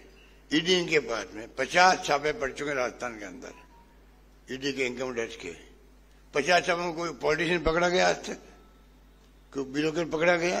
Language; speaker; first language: Hindi; native; Hindi